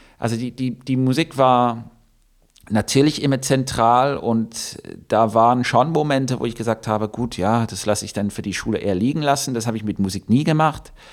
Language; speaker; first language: German; non-native, fluent; English